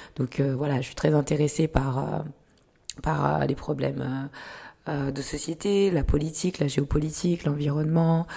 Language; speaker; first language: French; early bilingual, other home language; Kinyarwanda